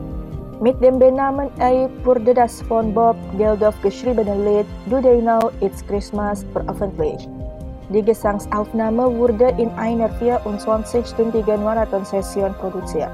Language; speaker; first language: German; non-native, fluent; Indonesian